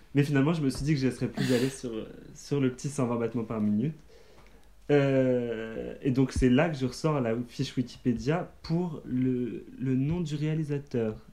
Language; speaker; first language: French; native; French